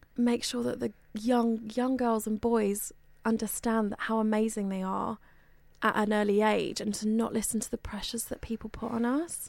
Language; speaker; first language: English; native; English